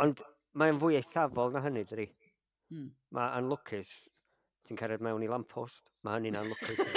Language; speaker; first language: Welsh; native; Welsh